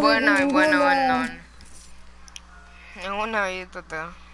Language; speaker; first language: Spanish; early bilingual, heritage; Spanish